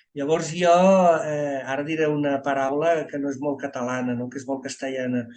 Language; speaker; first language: Catalan; native; Catalan